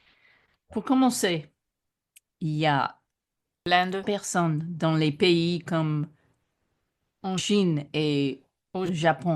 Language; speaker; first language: French; non-native, fluent; English